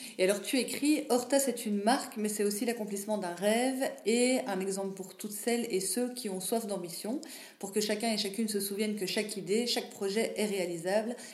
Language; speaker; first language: French; native; French